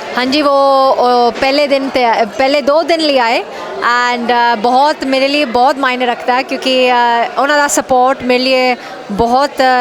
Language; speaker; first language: Punjabi; early bilingual, heritage; Punjabi